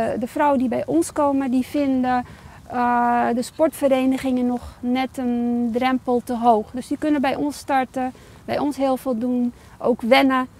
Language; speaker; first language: Dutch; early bilingual, other home language; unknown